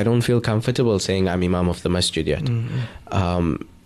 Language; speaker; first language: English; native; English